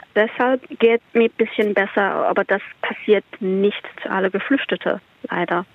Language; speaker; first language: German; non-native, learner; Persian